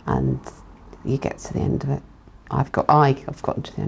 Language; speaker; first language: English; native; English